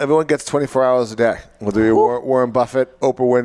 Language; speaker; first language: English; native; English